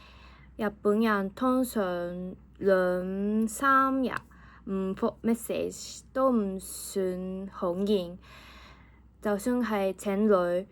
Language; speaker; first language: Cantonese; non-native, fluent; Japanese